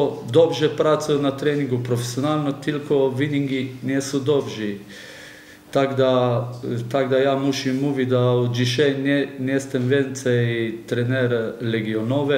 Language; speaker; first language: Polish; non-native, learner; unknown